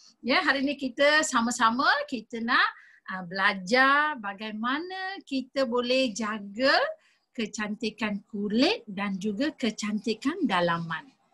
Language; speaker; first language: Malay; non-native, local second language; Tamil